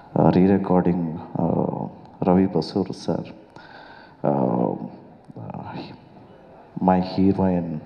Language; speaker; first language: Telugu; non-native, learner; Kannada